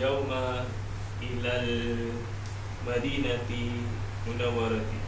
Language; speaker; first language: Arabic; non-native, learner; Malay